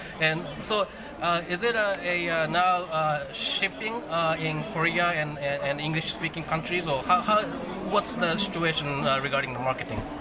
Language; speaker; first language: English; non-native, fluent; Japanese